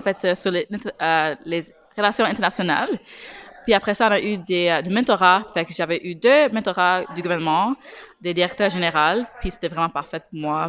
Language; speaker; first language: French; native; French